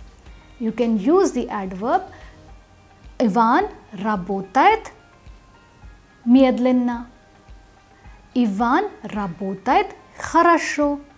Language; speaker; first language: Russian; non-native, fluent; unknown